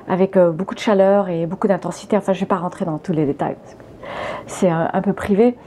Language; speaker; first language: French; early bilingual, other home language; English